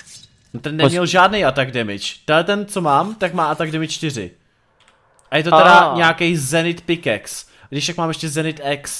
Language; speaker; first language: Czech; native; Czech